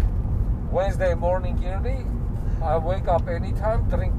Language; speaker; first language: English; non-native, learner; Armenian